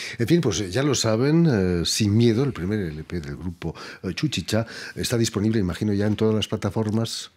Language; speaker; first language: Spanish; native; Spanish